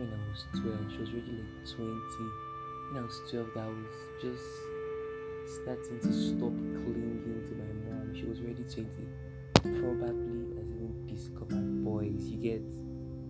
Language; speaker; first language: English; non-native, local second language; Yoruba